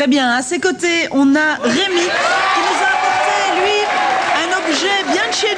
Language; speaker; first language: French; native; French